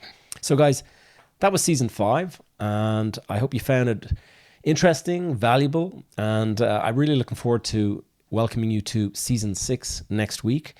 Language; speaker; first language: English; native; English